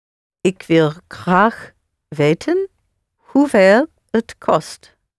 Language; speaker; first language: Dutch; non-native, learner; English